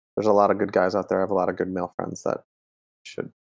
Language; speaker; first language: English; early bilingual, other home language; Italian